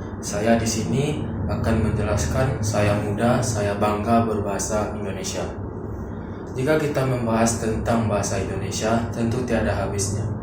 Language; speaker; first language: Indonesian; non-native, local second language; Minangkabau